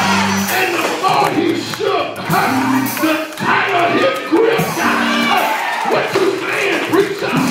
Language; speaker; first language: English; native; English